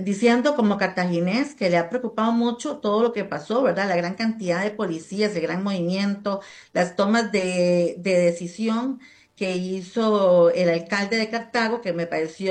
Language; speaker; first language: Spanish; native; Spanish